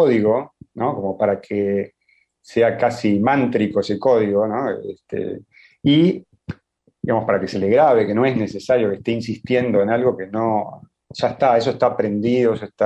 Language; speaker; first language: Spanish; native; Spanish